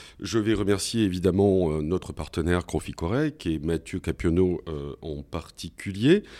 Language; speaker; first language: French; native; French